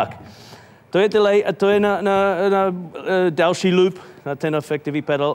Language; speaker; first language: Czech; non-native, fluent; English